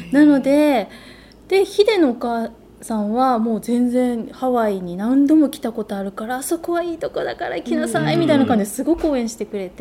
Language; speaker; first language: Japanese; native; Japanese